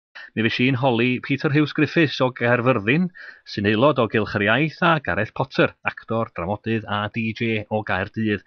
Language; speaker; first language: Welsh; native; Welsh